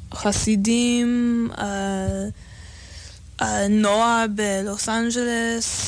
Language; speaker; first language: Hebrew; non-native, learner; English